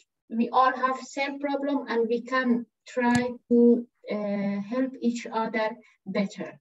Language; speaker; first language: English; non-native, learner; Persian